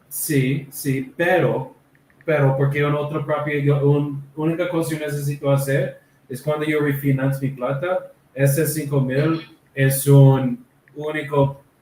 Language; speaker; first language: Spanish; non-native, learner; English